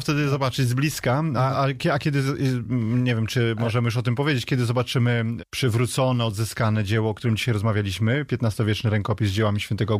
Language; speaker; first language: Polish; native; Polish